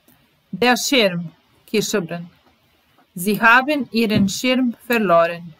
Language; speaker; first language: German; non-native, fluent; Serbian